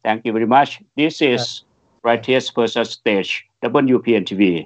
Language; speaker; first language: English; non-native, fluent; Thai